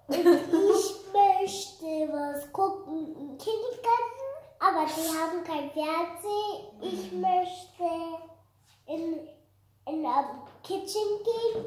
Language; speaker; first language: German; early bilingual, other home language; English